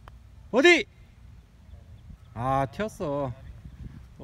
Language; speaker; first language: Korean; native; Korean